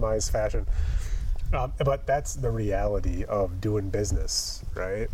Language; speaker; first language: English; native; English